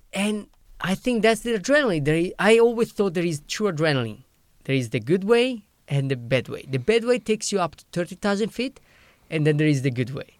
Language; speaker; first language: English; non-native, fluent; Italian